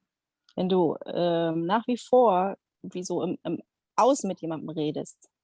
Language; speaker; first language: German; non-native, fluent; Dutch